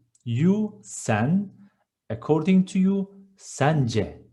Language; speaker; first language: English; non-native, fluent; Turkish